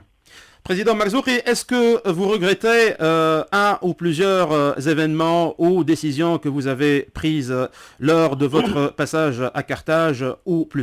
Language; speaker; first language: French; non-native, local second language; Arabic